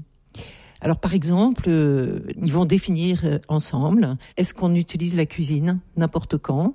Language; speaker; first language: French; native; French